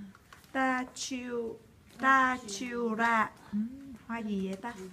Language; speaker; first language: Japanese; non-native, learner; Vietnamese